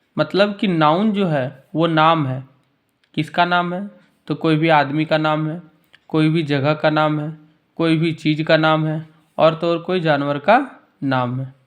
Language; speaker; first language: Hindi; native; Hindi